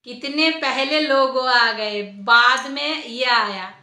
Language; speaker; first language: Hindi; non-native, local second language; Bangla